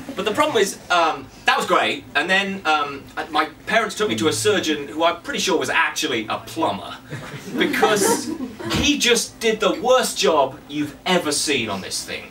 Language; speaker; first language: English; native; English